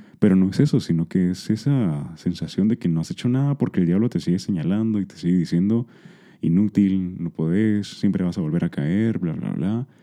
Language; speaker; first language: Spanish; early bilingual, heritage; Spanish